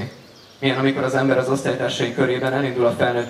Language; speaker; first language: Hungarian; native; Hungarian